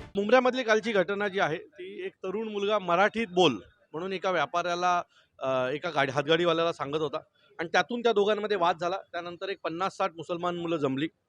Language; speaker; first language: Marathi; native; Marathi